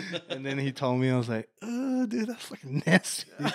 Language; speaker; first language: English; early bilingual, other home language; Spanish